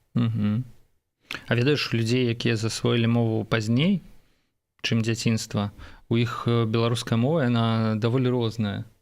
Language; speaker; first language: Belarusian; non-native, local second language; Russian